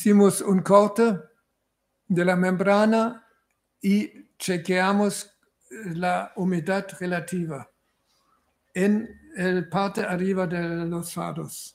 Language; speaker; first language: Spanish; non-native, fluent; German